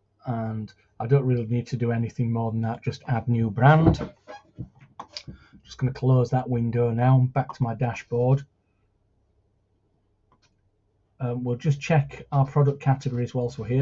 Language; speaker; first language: English; native; English